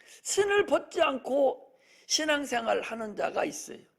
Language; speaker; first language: Korean; native; Korean